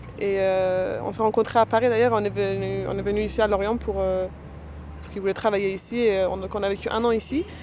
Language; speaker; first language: French; non-native, fluent; Persian